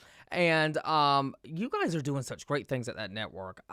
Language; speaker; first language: English; native; English